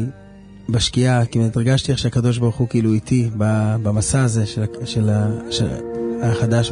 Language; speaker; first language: Hebrew; native; Hebrew